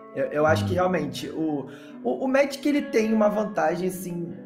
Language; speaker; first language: Portuguese; native; Portuguese